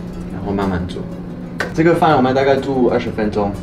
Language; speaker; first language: Chinese; non-native, fluent; French